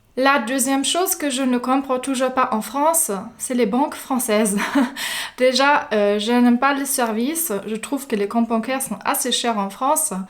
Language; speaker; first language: French; non-native, fluent; German